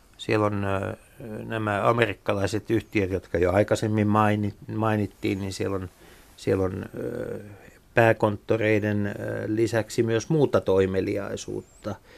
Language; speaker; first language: Finnish; native; Finnish